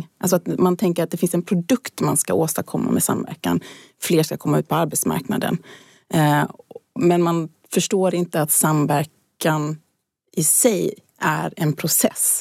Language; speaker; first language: Swedish; native; Swedish